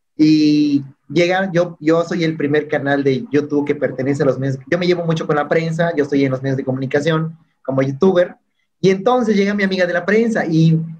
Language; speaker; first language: Spanish; native; Spanish